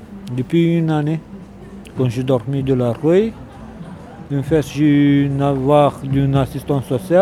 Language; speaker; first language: French; non-native, learner; Romanian